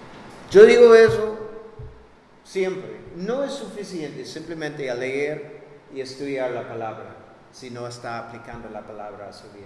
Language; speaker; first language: Spanish; non-native, fluent; English